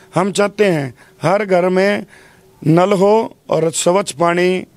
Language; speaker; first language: Hindi; native; Hindi